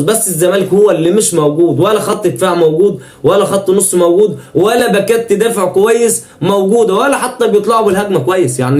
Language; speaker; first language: Arabic; native; Arabic